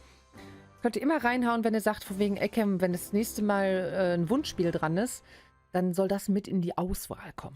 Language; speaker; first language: German; native; German